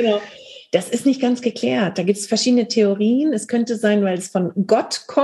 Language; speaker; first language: German; native; German